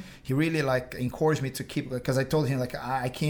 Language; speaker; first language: English; non-native, fluent; Portuguese